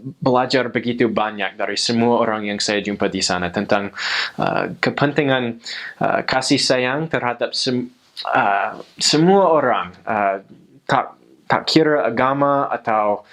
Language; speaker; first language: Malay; non-native, fluent; English